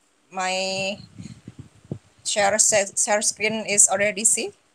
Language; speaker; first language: English; non-native, learner; Indonesian